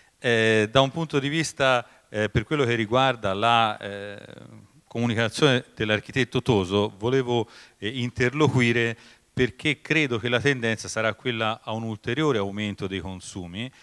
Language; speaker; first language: Italian; native; Italian